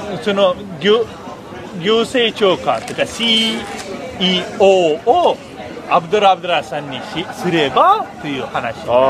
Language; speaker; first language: Japanese; non-native, fluent; Persian